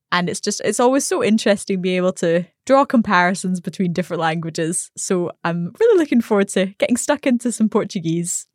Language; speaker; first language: English; native; English